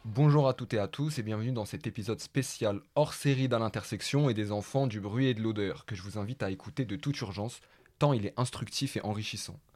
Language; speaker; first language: French; native; French